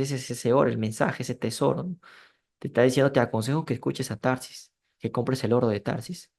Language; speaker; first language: Spanish; native; Spanish